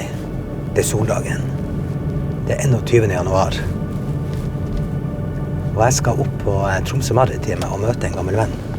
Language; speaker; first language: Norwegian; native; Norwegian